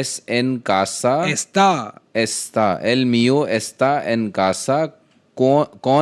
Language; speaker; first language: Spanish; non-native, learner; Hindi